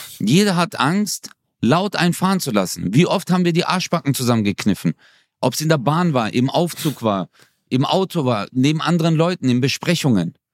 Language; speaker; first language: German; early bilingual, other home language; Turkish